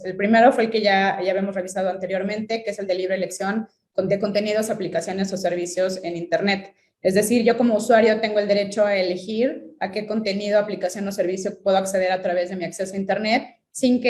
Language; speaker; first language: Spanish; native; Spanish